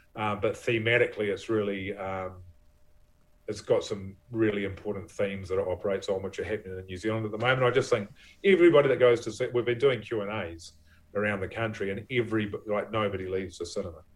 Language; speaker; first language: English; native; English